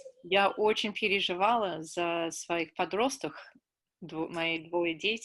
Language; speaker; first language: Russian; non-native, fluent; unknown